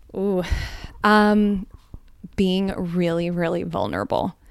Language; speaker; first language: English; early bilingual, other home language; Gujarati